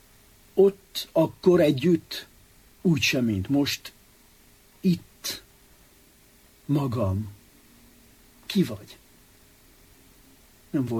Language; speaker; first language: Hungarian; native; Hungarian